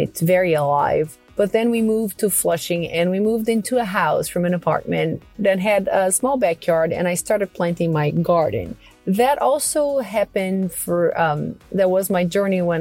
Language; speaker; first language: English; non-native, fluent; Portuguese